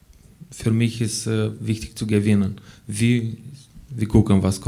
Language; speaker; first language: German; non-native, learner; Romanian